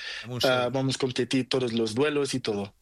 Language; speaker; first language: Spanish; non-native, learner; Portuguese